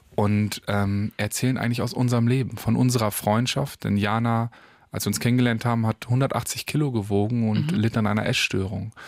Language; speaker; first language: German; native; German